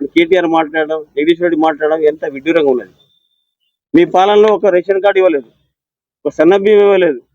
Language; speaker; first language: Telugu; native; Telugu